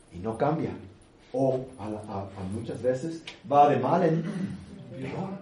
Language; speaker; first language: Spanish; early bilingual, other home language; English